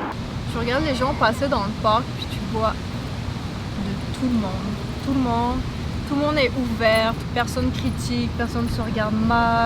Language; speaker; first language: French; native; French